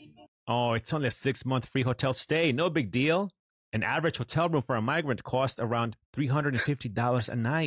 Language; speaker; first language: English; native; English